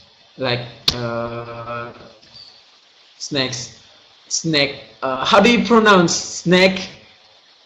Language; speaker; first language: English; non-native, learner; Indonesian